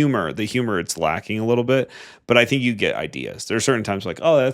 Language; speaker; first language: English; native; English